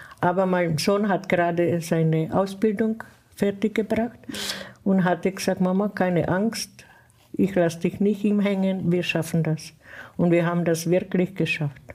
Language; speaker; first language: German; non-native, fluent; Czech